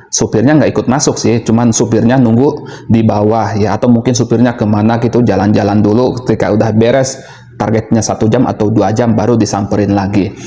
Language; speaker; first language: Indonesian; native; Indonesian